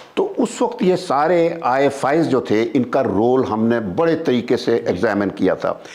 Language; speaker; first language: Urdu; native; Urdu